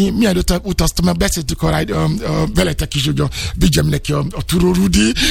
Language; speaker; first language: Hungarian; non-native, fluent; Yoruba